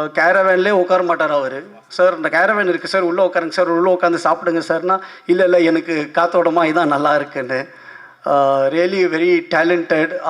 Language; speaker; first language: Tamil; non-native, local second language; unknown